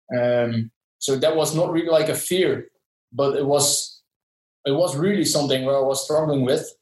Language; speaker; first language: English; non-native, fluent; Dutch